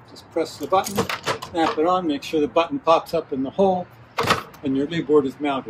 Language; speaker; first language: English; native; English